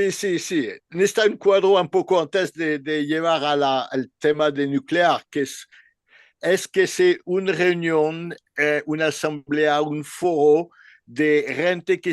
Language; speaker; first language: Spanish; non-native, learner; French